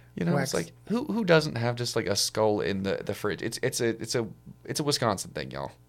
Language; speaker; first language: English; native; English